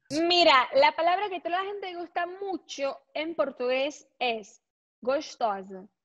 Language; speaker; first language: Spanish; non-native, fluent; Portuguese